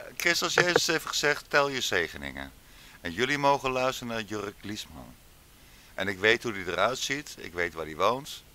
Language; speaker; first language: Dutch; native; Dutch